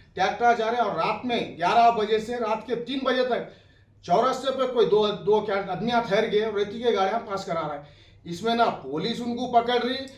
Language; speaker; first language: Hindi; non-native, local second language; Urdu